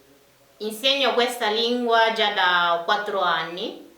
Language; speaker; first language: Italian; non-native, fluent; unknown